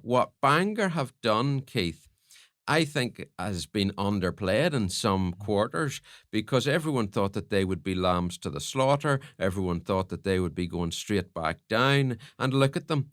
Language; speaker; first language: English; native; English